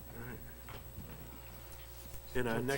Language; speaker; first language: English; native; English